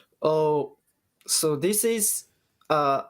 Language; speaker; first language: English; non-native, learner; Japanese